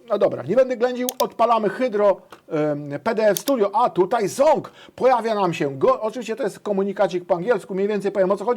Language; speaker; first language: Polish; native; Polish